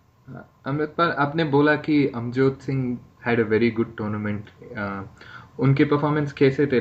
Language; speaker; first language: Hindi; non-native, learner; English